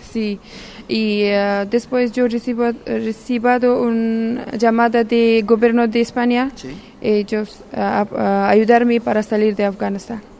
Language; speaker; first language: Spanish; non-native, learner; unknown